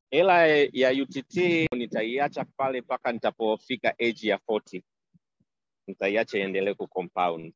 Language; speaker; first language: Swahili; native; Swahili